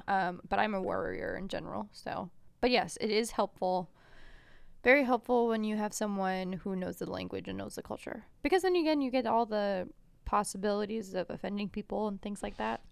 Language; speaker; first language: English; early bilingual, other home language; Albanian